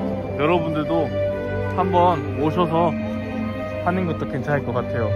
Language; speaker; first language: Korean; native; Korean